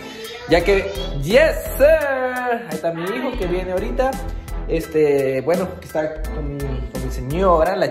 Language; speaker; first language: Spanish; native; Spanish